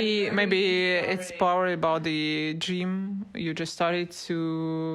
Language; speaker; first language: English; non-native, learner; Russian